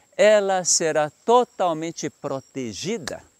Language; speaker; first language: Portuguese; non-native, fluent; Korean